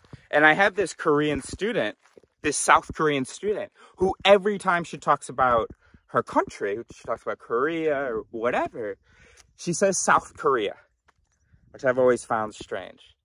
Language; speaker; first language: English; native; English